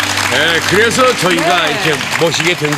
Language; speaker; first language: Korean; native; Korean